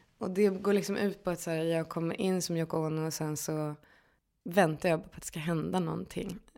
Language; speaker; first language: Swedish; native; Swedish